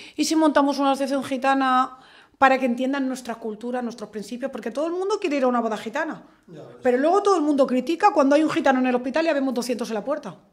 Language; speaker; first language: Spanish; native; Spanish